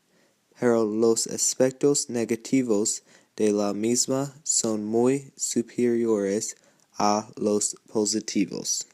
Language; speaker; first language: Spanish; non-native, learner; English